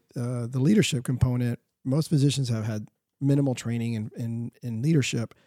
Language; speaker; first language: English; early bilingual, other home language; Spanish